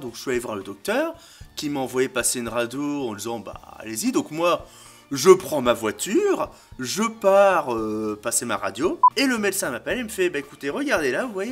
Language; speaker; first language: French; native; French